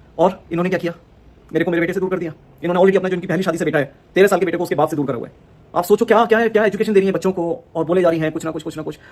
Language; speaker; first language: Hindi; native; Hindi